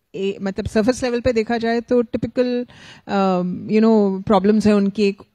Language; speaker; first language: Hindi; native; Hindi